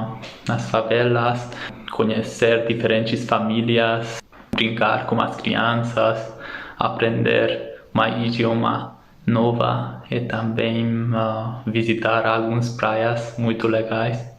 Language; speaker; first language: Portuguese; non-native, learner; Hungarian